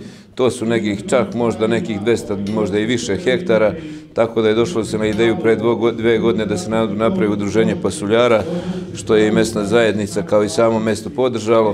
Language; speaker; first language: Serbian; native; Serbian